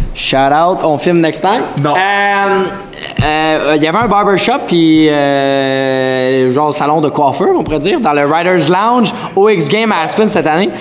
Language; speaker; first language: French; native; French